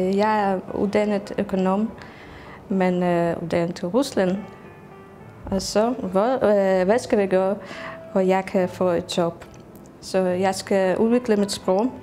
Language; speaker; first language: Danish; non-native, learner; Russian